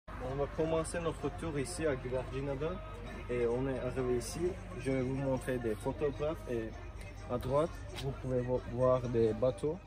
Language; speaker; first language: French; non-native, learner; Turkish